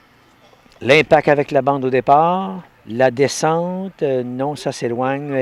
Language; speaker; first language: French; native; French